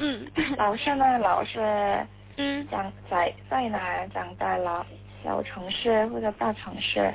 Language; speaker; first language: Chinese; non-native, learner; Korean